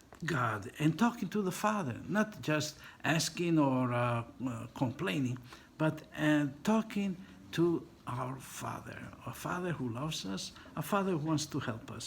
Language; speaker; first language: English; non-native, fluent; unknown